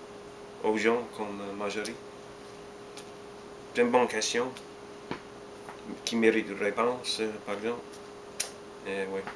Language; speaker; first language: French; early bilingual, heritage; French